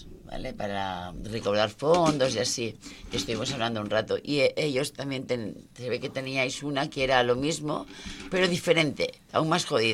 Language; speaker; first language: Spanish; native; Spanish